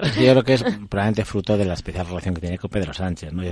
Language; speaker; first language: Spanish; native; Spanish